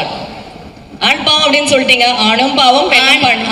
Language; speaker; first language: Tamil; native; Tamil